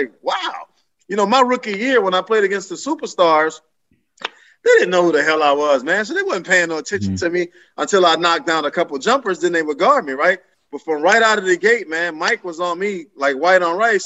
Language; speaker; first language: English; native; English